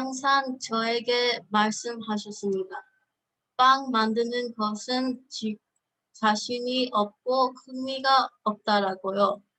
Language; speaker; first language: Korean; early bilingual, heritage; Korean